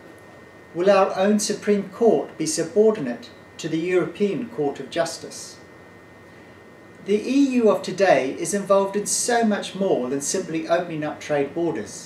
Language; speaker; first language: English; native; English